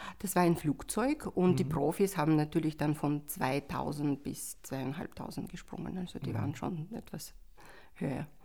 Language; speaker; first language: German; non-native, fluent; Russian